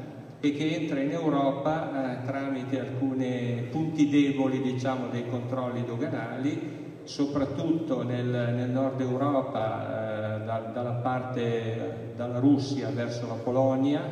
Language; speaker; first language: Italian; native; Italian